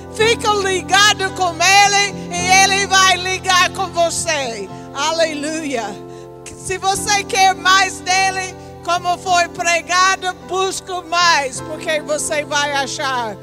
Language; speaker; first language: Portuguese; non-native, learner; English